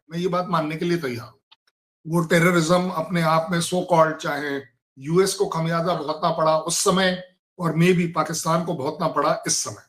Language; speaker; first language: Hindi; native; Hindi